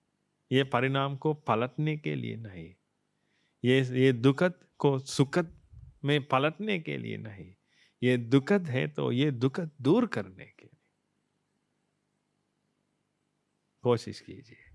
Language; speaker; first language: Hindi; non-native, fluent; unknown